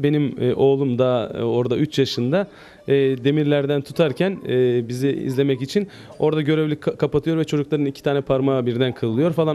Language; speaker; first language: Turkish; native; Turkish